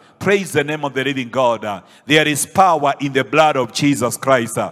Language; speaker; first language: English; non-native, local second language; Swahili